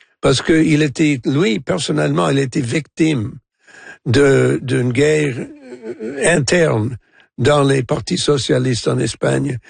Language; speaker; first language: French; non-native, local second language; English